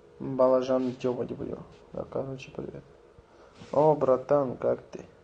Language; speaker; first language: Russian; non-native, local second language; Azerbaijani